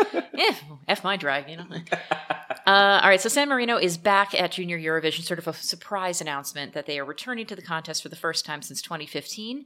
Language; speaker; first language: English; native; English